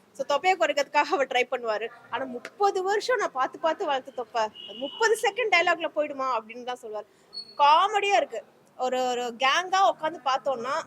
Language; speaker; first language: Tamil; native; Tamil